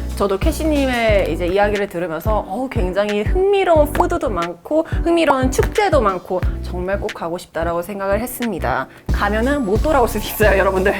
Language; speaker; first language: Korean; native; Korean